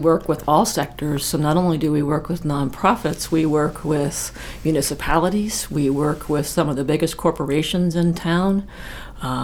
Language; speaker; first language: English; native; English